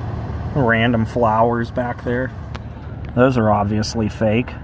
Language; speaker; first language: English; native; English